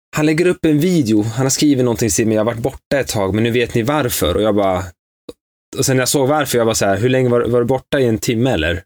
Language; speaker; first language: Swedish; early bilingual, other home language; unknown